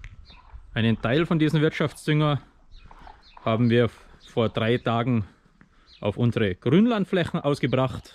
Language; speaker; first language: German; native; German